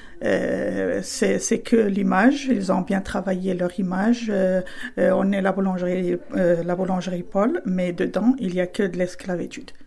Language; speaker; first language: French; non-native, fluent; Spanish